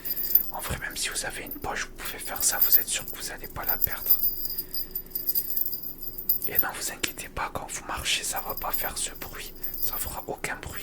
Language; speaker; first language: French; native; French